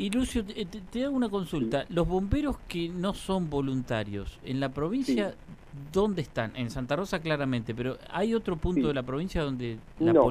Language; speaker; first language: Spanish; native; Spanish